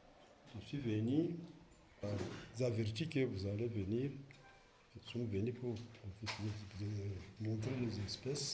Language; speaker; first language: French; non-native, local second language; Swahili